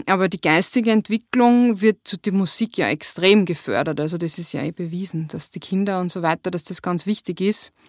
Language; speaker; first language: German; native; German